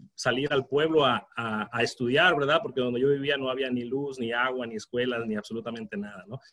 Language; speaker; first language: Spanish; native; Spanish